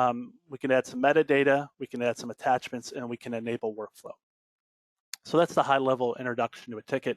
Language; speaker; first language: English; native; English